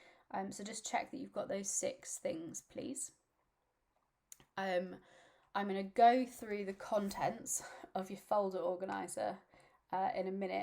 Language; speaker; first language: English; native; English